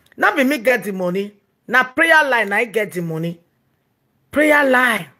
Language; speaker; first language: Nigerian Pidgin; non-native, local second language; Yoruba